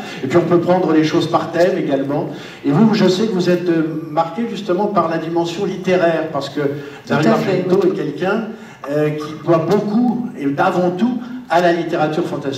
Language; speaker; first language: French; native; French